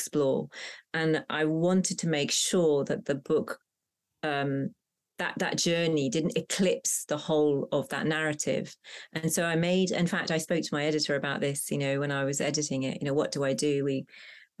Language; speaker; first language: English; non-native, local second language; Punjabi